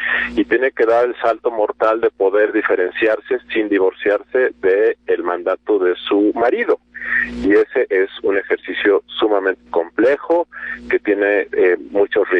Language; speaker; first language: Spanish; native; Spanish